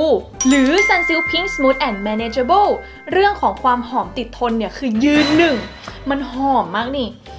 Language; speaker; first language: Thai; native; Thai